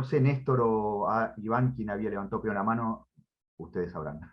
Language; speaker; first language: Spanish; native; Spanish